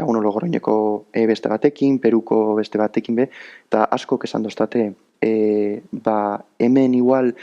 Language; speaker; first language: Basque; native; Basque